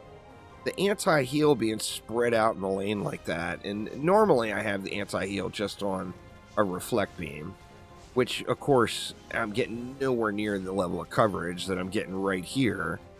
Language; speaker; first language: English; native; English